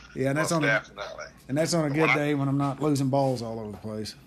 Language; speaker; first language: English; native; English